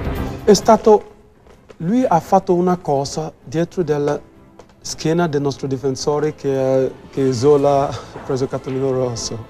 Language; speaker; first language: Italian; non-native, fluent; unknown